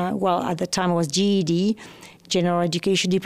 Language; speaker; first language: English; non-native, fluent; French